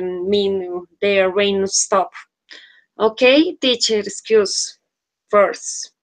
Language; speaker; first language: English; non-native, learner; Spanish